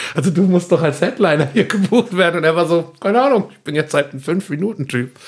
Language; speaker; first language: German; native; German